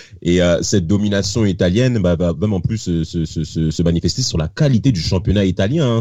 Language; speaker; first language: French; native; French